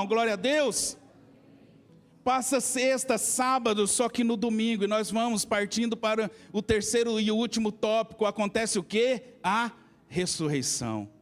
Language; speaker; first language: Portuguese; native; Portuguese